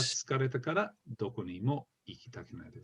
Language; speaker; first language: Japanese; non-native, fluent; English